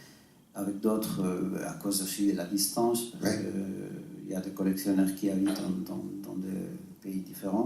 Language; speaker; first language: French; non-native, fluent; Spanish